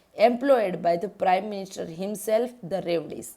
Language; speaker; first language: English; non-native, local second language; Gujarati